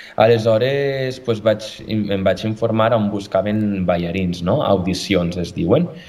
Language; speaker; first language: Catalan; native; Catalan